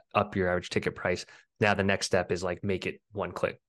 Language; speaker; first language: English; early bilingual, other home language; Filipino